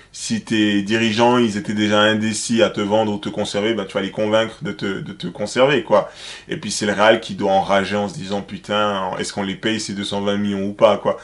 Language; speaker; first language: French; native; French